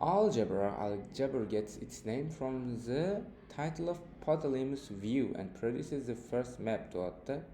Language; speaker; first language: English; non-native, fluent; Uzbek